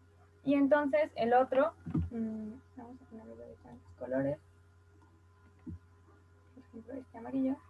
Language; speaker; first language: Spanish; native; Spanish